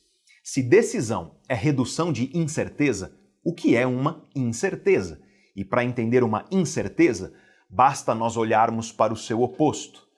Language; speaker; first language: Portuguese; native; Portuguese